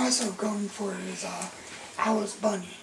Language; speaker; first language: English; native; English